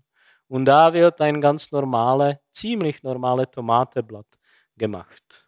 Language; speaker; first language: German; non-native, fluent; Czech